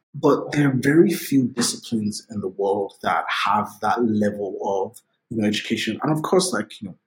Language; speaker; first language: English; non-native, local second language; Yoruba